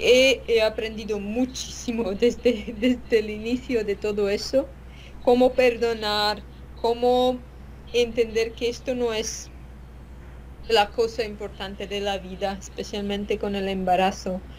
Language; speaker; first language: Spanish; non-native, fluent; Latvian